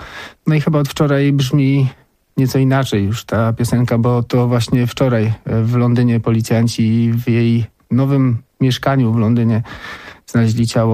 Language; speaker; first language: Polish; native; Polish